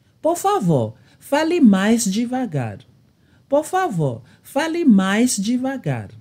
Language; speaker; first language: Portuguese; non-native, learner; Haitian Creole